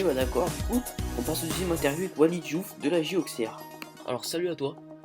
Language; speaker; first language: French; native; French